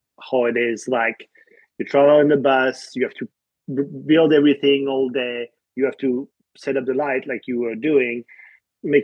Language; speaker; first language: English; non-native, fluent; French